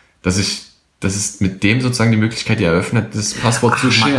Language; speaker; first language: German; native; German